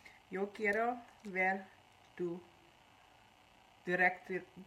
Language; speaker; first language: Spanish; non-native, learner; Persian